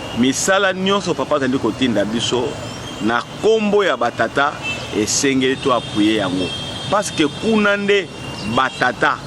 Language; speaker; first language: Lingala; non-native, local second language; Kongo